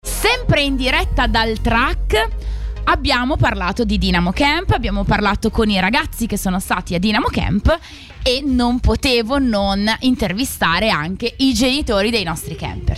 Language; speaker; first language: Italian; native; Italian